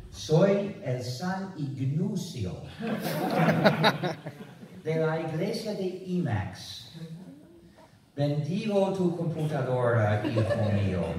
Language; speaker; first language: Spanish; non-native, fluent; English